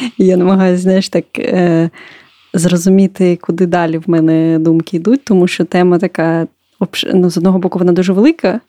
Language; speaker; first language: Ukrainian; non-native, local second language; Russian